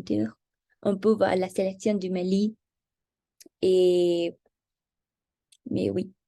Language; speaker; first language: French; non-native, learner; Spanish